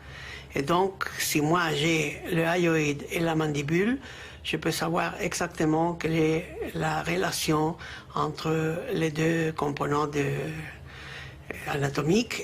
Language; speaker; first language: French; non-native, fluent; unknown